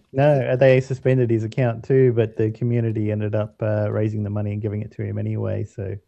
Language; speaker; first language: English; native; English